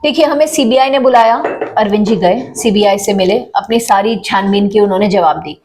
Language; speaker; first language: Hindi; non-native, local second language; Marathi